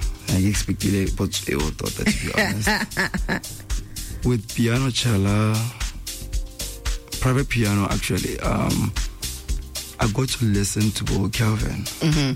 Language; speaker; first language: English; non-native, local second language; Tswana